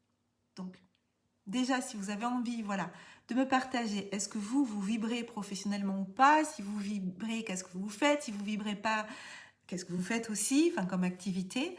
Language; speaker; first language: French; native; French